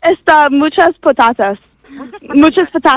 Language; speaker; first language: Spanish; non-native, learner; English